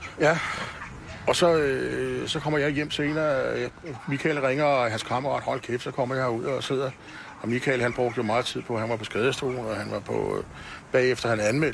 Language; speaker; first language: Danish; native; Danish